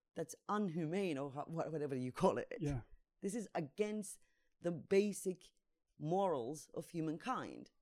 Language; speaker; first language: English; non-native, fluent; Turkish